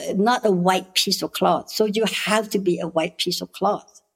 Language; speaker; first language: English; non-native, fluent; Khmer